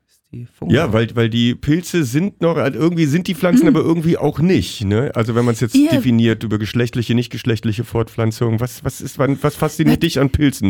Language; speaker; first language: German; native; German